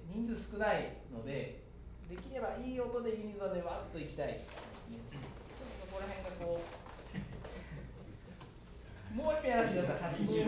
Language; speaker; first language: Japanese; native; Japanese